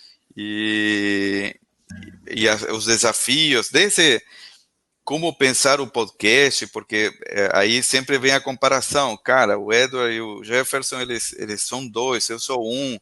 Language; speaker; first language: Portuguese; non-native, fluent; Spanish